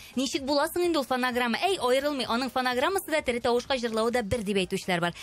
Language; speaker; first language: Tatar; native; Tatar